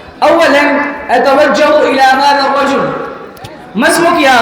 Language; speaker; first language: Arabic; non-native, learner; Urdu